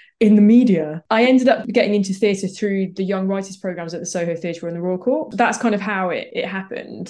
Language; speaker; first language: English; native; English